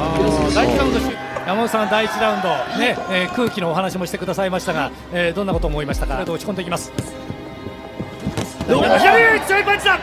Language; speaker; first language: Japanese; native; Japanese